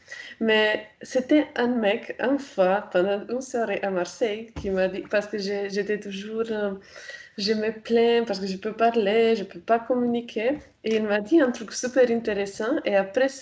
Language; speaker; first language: French; non-native, fluent; Romanian